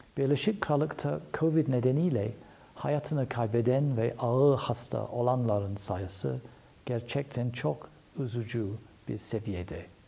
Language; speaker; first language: Turkish; non-native, fluent; English